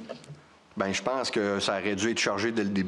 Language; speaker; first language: French; native; French